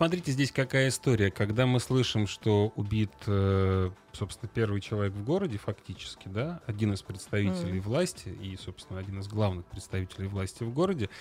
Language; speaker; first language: Russian; native; Russian